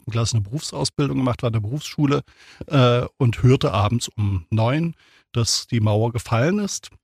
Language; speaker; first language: German; native; German